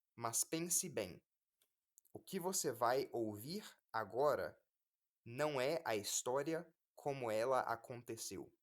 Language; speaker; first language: Portuguese; non-native, fluent; English